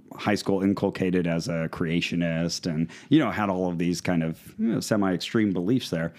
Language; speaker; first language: English; native; English